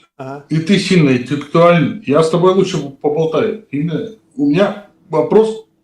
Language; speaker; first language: Russian; native; Russian